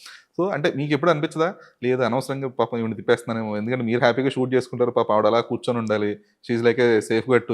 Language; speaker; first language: Telugu; native; Telugu